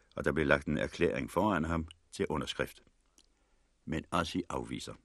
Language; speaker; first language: Danish; native; Danish